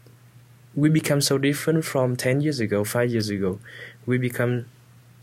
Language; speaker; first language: English; non-native, fluent; Vietnamese